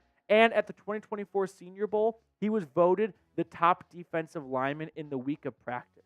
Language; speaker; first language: English; native; English